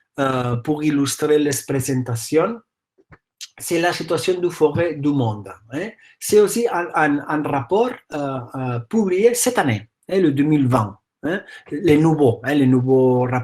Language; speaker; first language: French; non-native, fluent; Catalan